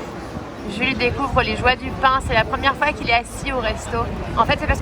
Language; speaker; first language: French; native; French